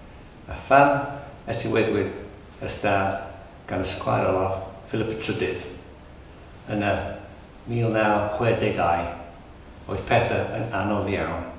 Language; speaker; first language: Welsh; non-native, learner; English